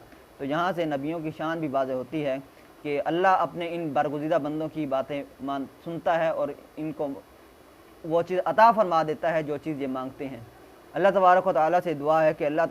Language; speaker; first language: Urdu; native; Urdu